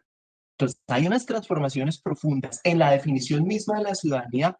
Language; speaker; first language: Spanish; native; Spanish